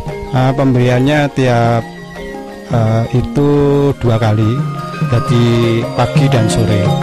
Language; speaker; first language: Indonesian; non-native, local second language; Javanese